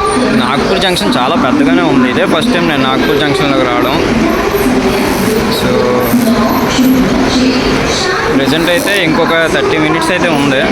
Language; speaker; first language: Telugu; native; Telugu